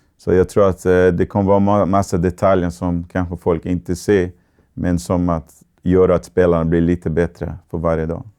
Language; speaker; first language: Swedish; non-native, fluent; Portuguese